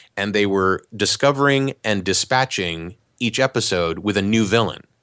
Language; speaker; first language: English; native; English